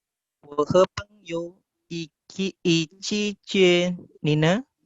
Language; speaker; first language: Chinese; non-native, learner; Indonesian